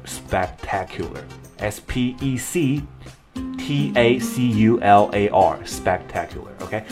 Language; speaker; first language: English; non-native, fluent; Chinese